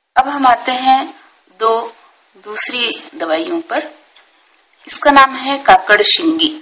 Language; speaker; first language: Hindi; non-native, local second language; Marathi